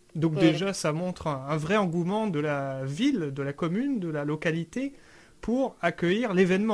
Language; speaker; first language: French; native; French